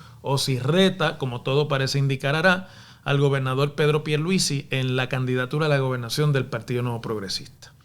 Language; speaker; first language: Spanish; native; Spanish